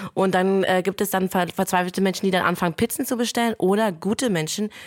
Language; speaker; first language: German; non-native, fluent; Lithuanian